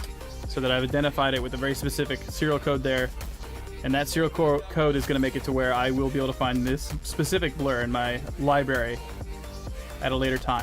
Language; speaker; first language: English; native; English